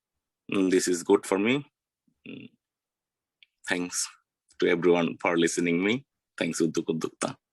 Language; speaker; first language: English; non-native, learner; Bangla